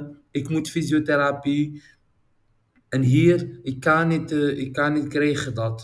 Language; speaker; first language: Dutch; non-native, learner; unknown